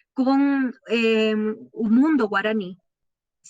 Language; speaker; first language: Portuguese; non-native, learner; Spanish